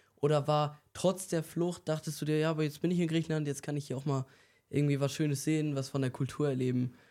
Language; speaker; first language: German; native; German